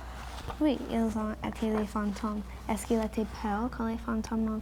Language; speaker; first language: French; non-native, local second language; English